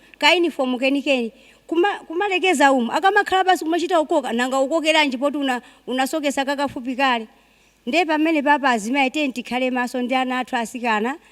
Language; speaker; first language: Nyanja; non-native, local second language; Tumbuka